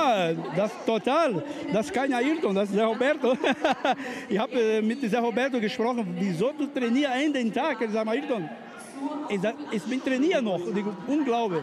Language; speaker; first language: German; non-native, learner; Portuguese